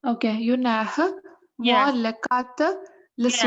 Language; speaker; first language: French; non-native, learner; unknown